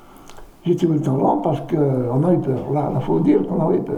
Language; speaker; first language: French; native; French